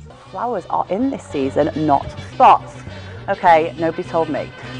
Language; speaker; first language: English; native; English